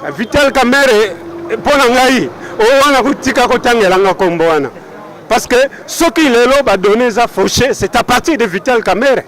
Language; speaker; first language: Lingala; native; Lingala